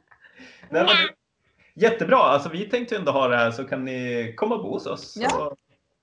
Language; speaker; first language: Swedish; native; Swedish